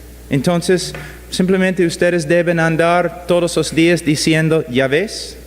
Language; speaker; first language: Spanish; non-native, fluent; English